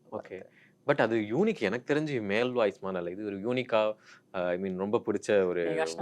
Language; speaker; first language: Tamil; native; Tamil